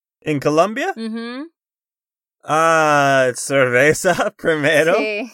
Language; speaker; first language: Spanish; non-native, fluent; English